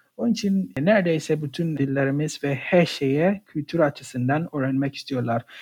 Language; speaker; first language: Turkish; non-native, fluent; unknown